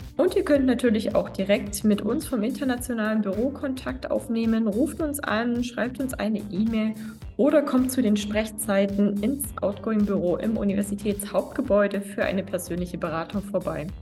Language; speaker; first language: German; native; German